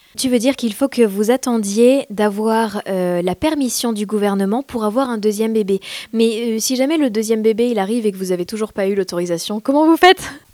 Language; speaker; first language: French; native; French